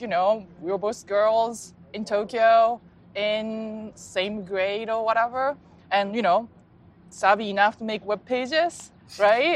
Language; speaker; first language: English; non-native, fluent; Japanese